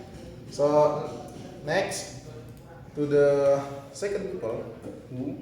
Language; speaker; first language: English; non-native, learner; Indonesian